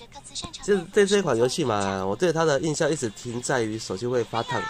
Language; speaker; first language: Chinese; native; Chinese